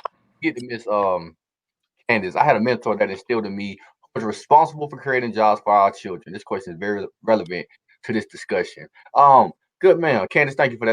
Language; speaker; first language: English; native; English